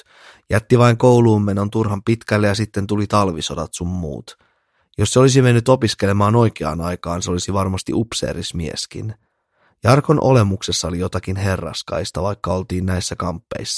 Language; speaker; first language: Finnish; native; Finnish